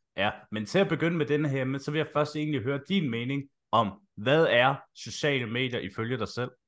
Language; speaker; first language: Danish; native; Danish